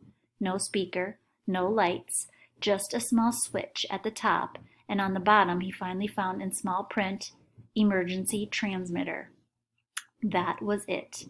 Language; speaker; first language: English; native; English